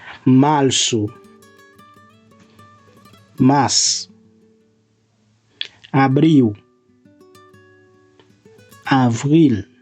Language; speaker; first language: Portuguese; non-native, fluent; Haitian Creole